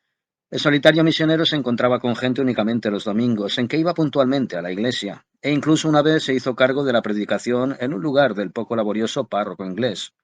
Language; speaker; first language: Spanish; native; Spanish